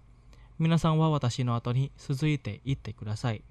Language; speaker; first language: Japanese; non-native, fluent; Indonesian